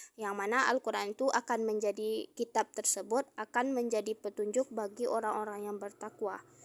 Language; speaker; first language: Malay; non-native, local second language; Minangkabau